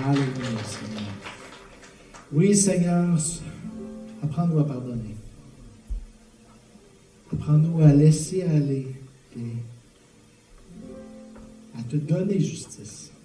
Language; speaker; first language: French; native; French